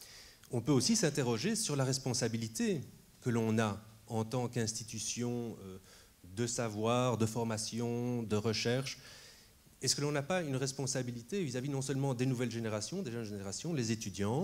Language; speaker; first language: French; native; French